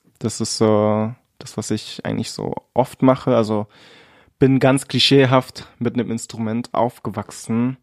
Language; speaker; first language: German; early bilingual, other home language; Vietnamese